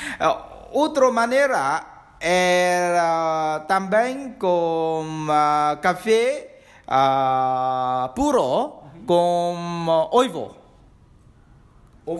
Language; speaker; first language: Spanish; non-native, learner; Vietnamese